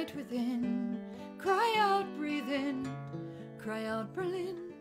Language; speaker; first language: English; native; English